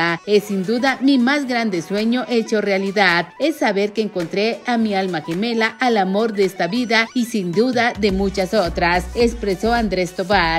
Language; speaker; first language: Spanish; native; Spanish